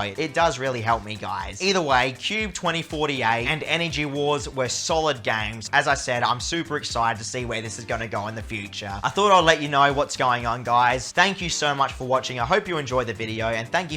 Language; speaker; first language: English; native; English